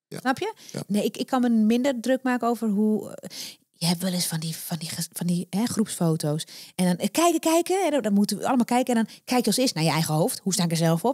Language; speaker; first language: Dutch; native; Dutch